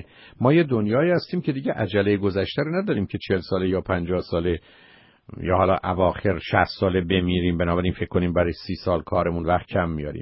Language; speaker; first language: Persian; native; Persian